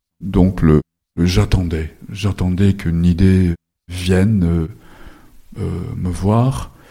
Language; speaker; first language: French; non-native, fluent; Japanese